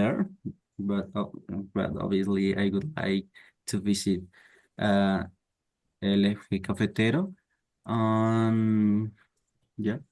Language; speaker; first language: English; non-native, learner; Spanish